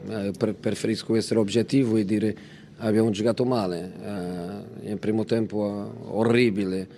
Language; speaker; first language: Italian; non-native, fluent; Portuguese